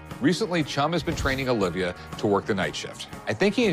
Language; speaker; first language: English; native; English